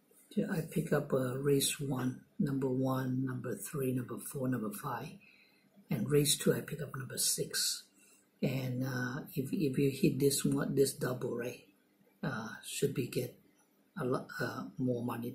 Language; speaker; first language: English; non-native, local second language; Cantonese